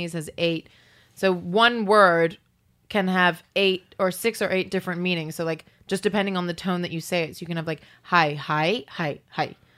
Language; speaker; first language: English; native; English